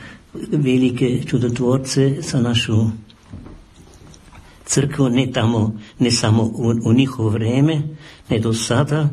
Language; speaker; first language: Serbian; non-native, fluent; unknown